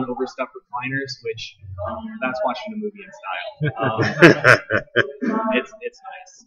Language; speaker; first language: English; native; English